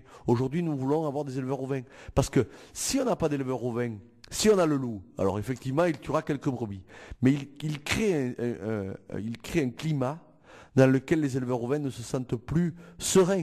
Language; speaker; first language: French; native; French